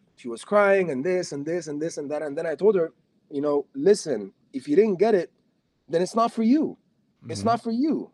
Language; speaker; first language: English; non-native, fluent; Arabic